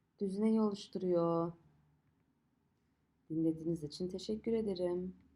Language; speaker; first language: Turkish; native; Turkish